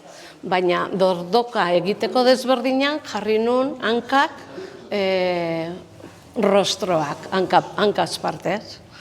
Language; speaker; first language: Basque; non-native, local second language; Spanish